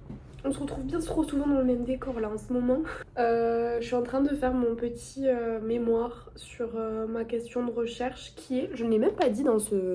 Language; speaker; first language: French; native; French